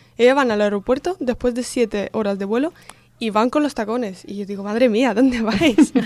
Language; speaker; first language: Spanish; early bilingual, other home language; Russian